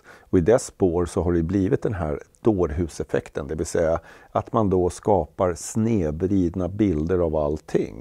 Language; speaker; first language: Swedish; native; Swedish